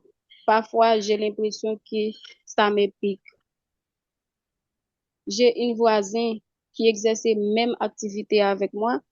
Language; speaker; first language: French; non-native, local second language; Haitian Creole